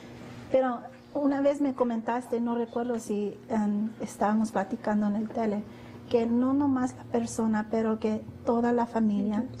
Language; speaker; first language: Spanish; early bilingual, heritage; Spanish